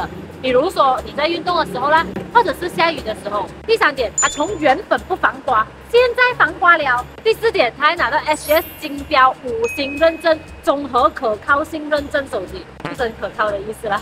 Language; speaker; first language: Chinese; native; Chinese